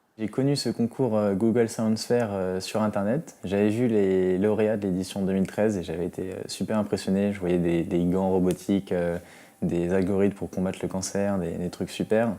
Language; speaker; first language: French; native; French